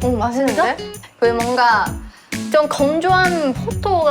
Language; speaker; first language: Korean; non-native, fluent; Chinese